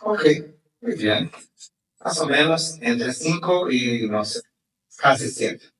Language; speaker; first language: Spanish; non-native, fluent; Portuguese